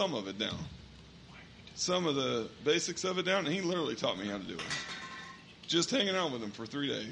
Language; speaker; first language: English; native; English